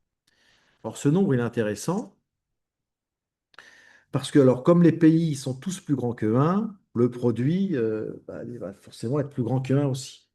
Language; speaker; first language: French; native; French